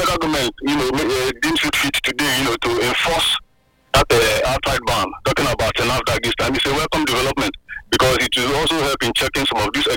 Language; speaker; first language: English; non-native, local second language; Igbo